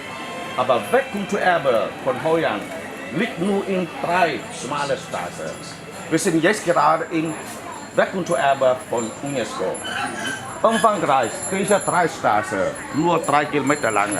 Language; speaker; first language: German; non-native, learner; Vietnamese